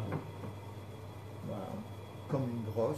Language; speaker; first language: French; non-native, fluent; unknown